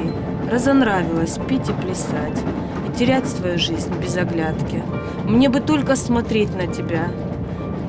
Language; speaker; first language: Russian; native; Russian